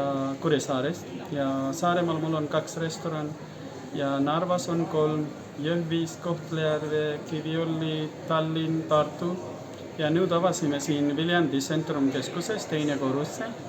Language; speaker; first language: Estonian; non-native, learner; Hindi